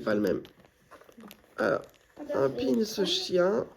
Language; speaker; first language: French; native; French